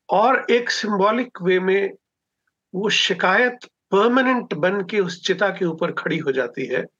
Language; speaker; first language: Hindi; non-native, local second language; Punjabi